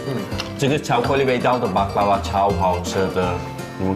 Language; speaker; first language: Chinese; non-native, fluent; Turkish